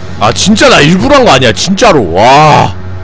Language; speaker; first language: Korean; native; Korean